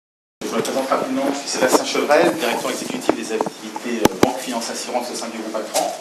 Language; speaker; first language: French; native; French